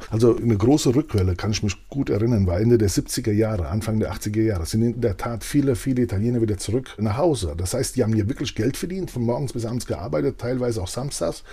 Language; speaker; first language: German; early bilingual, other home language; Italian